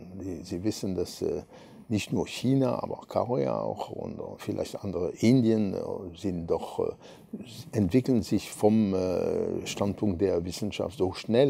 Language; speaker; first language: German; non-native, fluent; French